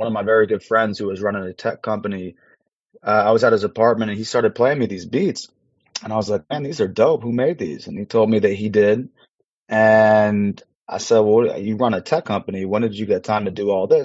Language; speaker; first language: English; native; English